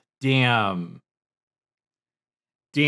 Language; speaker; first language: English; native; English